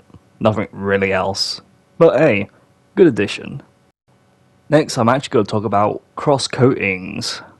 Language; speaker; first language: English; native; English